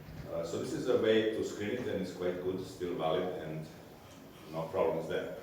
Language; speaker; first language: English; non-native, fluent; Serbian